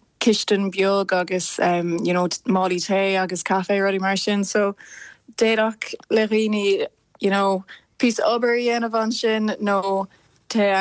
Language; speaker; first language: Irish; non-native, local second language; English